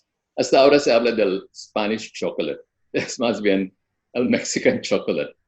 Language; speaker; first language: Spanish; non-native, fluent; Filipino